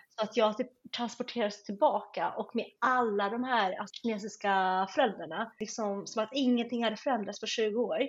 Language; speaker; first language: Swedish; early bilingual, other home language; Chinese